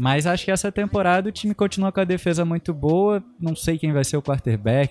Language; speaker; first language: Portuguese; native; Portuguese